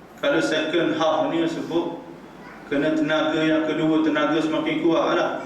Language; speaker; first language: Malay; native; Malay